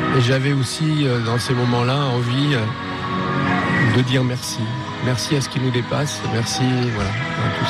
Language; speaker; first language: French; native; French